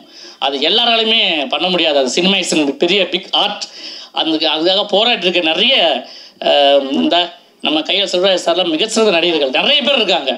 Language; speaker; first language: Tamil; native; Tamil